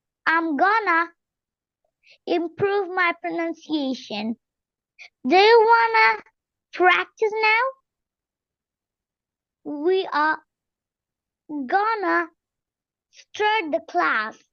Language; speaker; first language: English; non-native, learner; Bangla